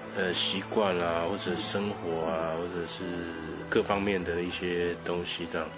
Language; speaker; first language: Chinese; native; Chinese